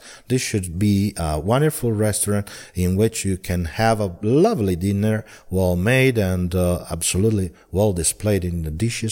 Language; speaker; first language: English; non-native, fluent; Italian